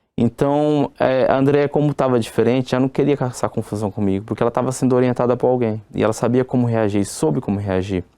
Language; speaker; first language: Portuguese; native; Portuguese